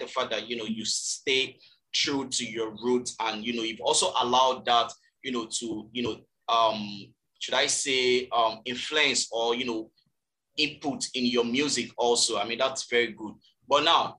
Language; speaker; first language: English; non-native, local second language; Yoruba